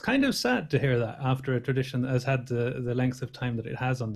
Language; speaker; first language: English; native; English